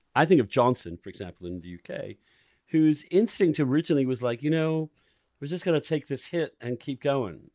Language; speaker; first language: English; native; English